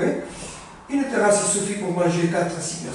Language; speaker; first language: French; non-native, learner; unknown